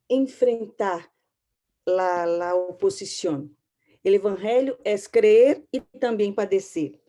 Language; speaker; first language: Portuguese; non-native, learner; Spanish